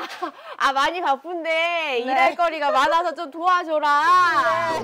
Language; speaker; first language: Korean; native; Korean